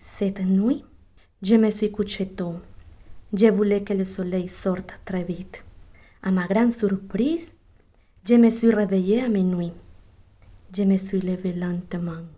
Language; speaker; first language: French; non-native, learner; Spanish